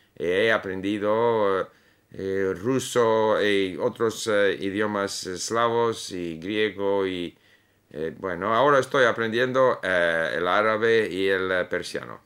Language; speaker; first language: Spanish; non-native, fluent; English